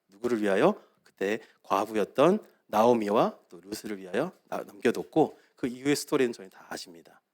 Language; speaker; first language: Korean; native; Korean